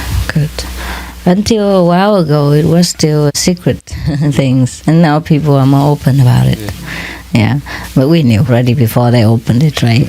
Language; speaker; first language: English; non-native, fluent; Vietnamese